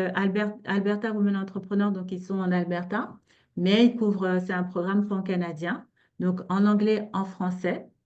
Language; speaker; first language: French; native; French